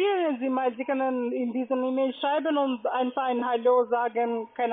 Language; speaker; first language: German; non-native, fluent; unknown